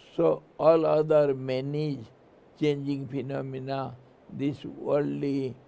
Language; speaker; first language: English; non-native, local second language; Hindi